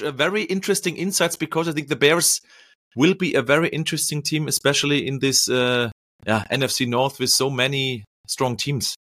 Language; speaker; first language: English; non-native, fluent; German